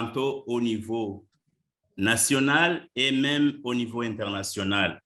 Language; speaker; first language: French; non-native, local second language; Rundi